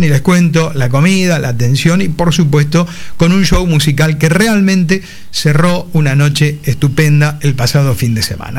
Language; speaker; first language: Spanish; native; Spanish